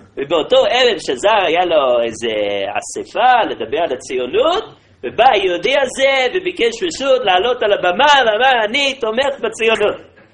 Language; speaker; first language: Hebrew; native; Hebrew